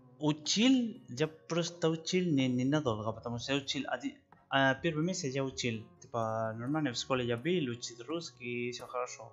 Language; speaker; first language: Russian; non-native, learner; Spanish